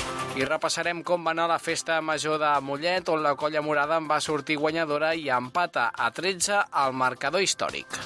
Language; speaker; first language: Catalan; native; Catalan